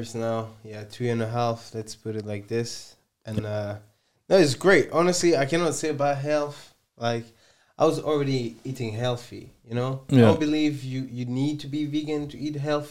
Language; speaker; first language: English; non-native, fluent; French